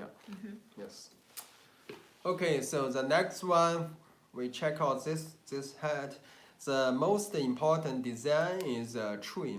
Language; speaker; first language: English; non-native, learner; Chinese